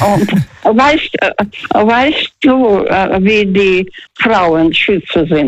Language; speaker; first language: German; non-native, fluent; Russian